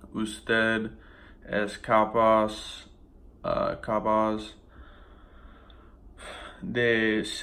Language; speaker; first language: Spanish; non-native, learner; English